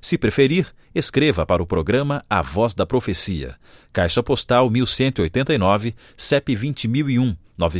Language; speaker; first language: Portuguese; native; Portuguese